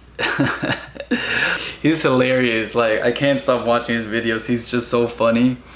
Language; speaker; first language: English; early bilingual, other home language; Spanish